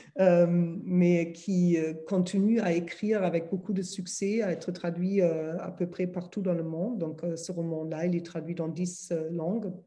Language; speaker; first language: French; non-native, fluent; German